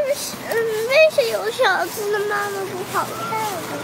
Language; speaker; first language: Chinese; early bilingual, heritage; Chinese